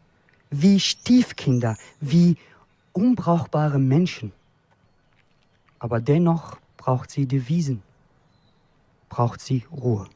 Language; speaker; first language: German; non-native, fluent; Kurdish